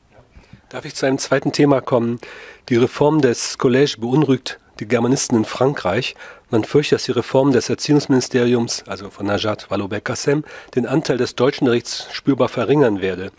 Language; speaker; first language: German; native; German